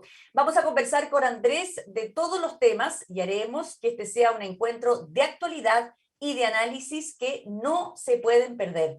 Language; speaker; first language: Spanish; native; Spanish